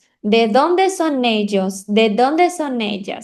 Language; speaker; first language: Spanish; non-native, fluent; Portuguese